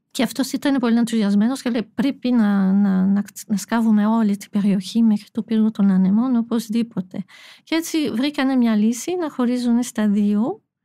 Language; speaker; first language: Greek; non-native, fluent; French